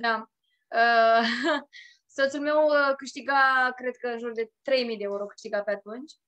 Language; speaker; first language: Romanian; native; Romanian